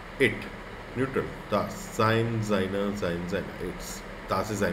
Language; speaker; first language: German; non-native, fluent; Hindi